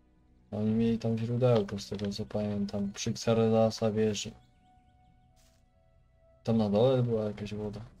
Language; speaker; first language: Polish; native; Polish